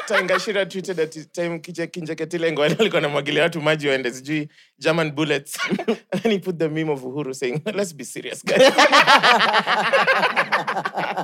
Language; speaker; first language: English; non-native, local second language; Swahili